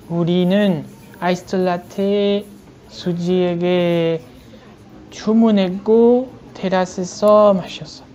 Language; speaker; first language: Korean; non-native, learner; French